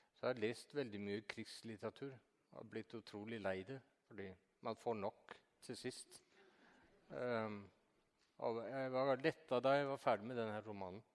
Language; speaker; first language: Norwegian; native; Norwegian